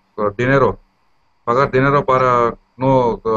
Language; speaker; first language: Spanish; non-native, learner; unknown